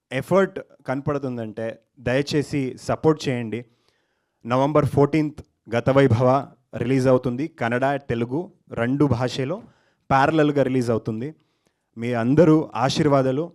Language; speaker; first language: Telugu; non-native, learner; Kannada